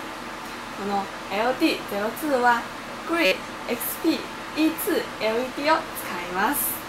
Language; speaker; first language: Japanese; non-native, fluent; Chinese